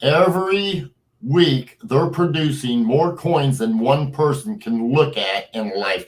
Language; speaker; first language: English; native; English